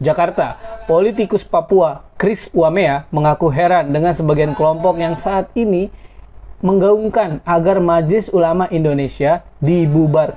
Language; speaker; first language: Indonesian; native; Indonesian